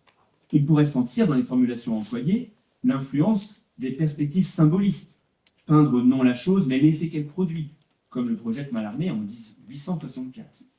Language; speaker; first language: French; native; French